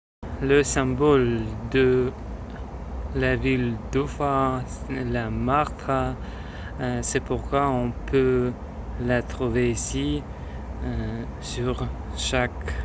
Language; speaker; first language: French; non-native, learner; Russian